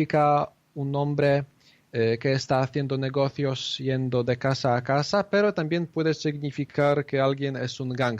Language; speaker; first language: Spanish; non-native, fluent; Polish